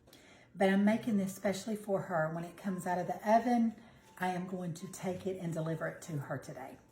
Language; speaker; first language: English; native; English